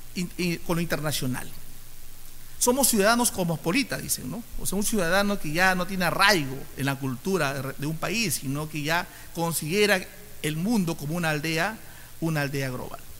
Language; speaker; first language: Spanish; native; Spanish